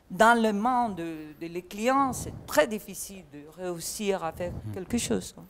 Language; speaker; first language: French; non-native, learner; Catalan